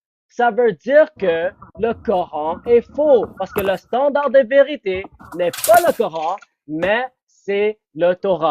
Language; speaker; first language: French; non-native, fluent; English